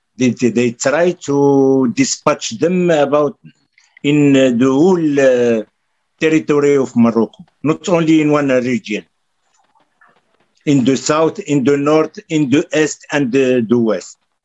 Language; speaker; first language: English; non-native, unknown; Arabic